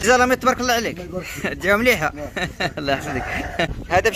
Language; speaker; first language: Arabic; native; Arabic